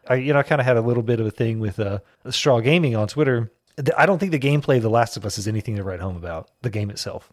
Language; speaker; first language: English; native; English